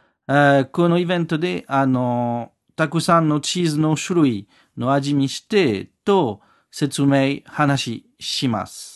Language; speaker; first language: Japanese; non-native, learner; French